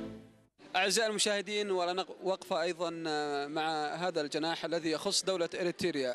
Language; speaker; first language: Arabic; native; Arabic